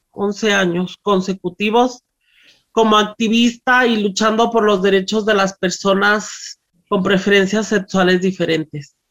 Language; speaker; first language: Spanish; native; Spanish